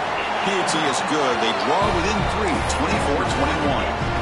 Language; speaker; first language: English; native; English